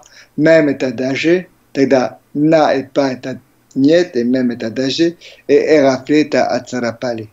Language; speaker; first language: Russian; non-native, learner; French